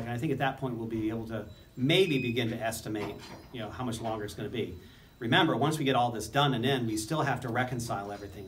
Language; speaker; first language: English; native; English